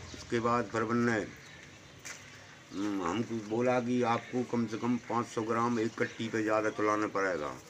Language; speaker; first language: Hindi; native; Hindi